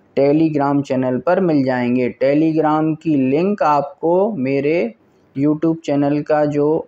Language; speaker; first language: Hindi; native; Hindi